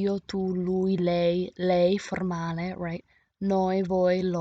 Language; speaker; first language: Italian; non-native, fluent; English